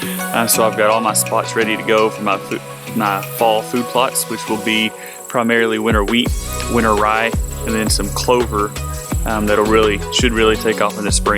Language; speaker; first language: English; native; English